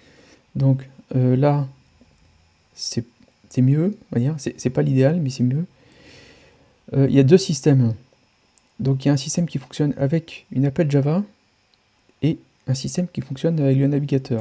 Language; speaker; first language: French; native; French